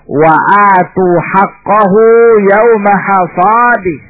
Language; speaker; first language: Arabic; non-native, fluent; Indonesian